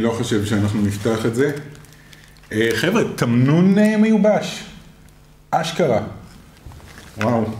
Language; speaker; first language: Hebrew; native; Hebrew